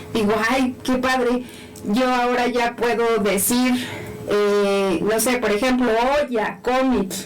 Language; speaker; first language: Spanish; non-native, local second language; Nahuatl languages